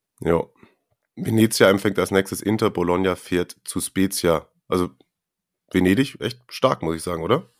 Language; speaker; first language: German; native; German